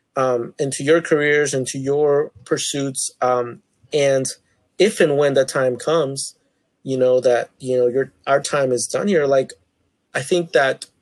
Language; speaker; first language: English; native; English